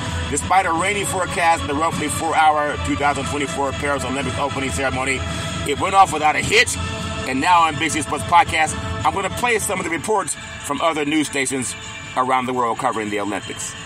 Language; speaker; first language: English; native; English